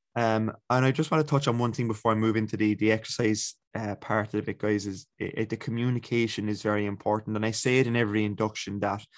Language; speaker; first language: English; native; English